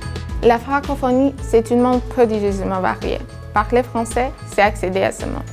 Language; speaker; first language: French; non-native, learner; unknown